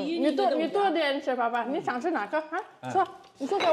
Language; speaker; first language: Chinese; non-native, learner; Indonesian